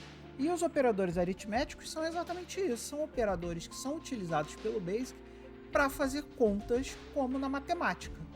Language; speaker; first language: Portuguese; native; Portuguese